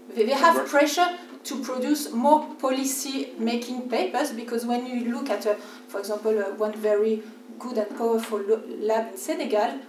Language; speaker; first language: English; non-native, fluent; French